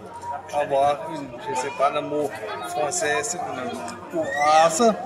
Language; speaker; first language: French; non-native, fluent; German